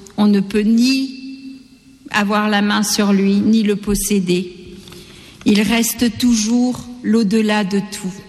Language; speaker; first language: French; non-native, local second language; Gujarati